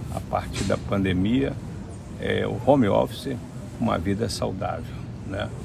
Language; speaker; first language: Portuguese; native; Portuguese